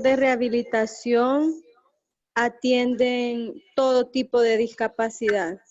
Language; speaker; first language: Spanish; native; Spanish